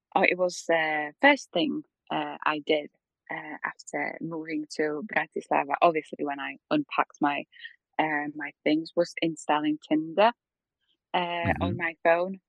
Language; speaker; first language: English; non-native, fluent; Polish